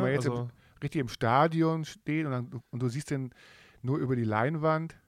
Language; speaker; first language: German; native; German